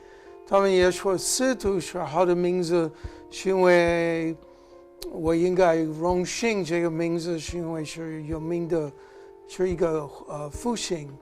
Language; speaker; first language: Chinese; non-native, learner; English